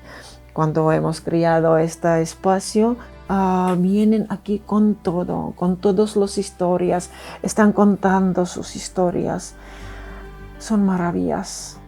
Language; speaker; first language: Spanish; non-native, fluent; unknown